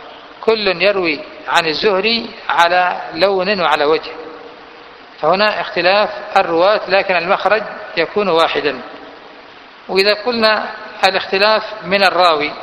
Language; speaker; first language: Arabic; native; Arabic